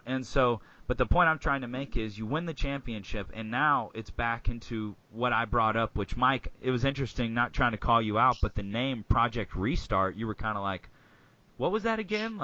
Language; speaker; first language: English; native; English